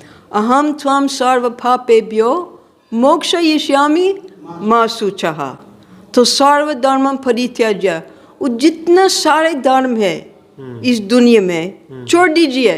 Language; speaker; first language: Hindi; non-native, fluent; English